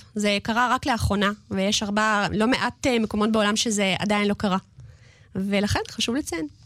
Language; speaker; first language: Hebrew; non-native, fluent; Russian